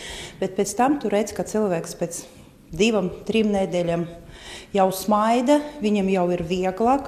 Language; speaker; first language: Latvian; non-native, local second language; Russian